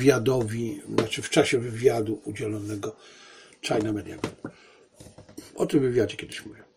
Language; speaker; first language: Polish; native; Polish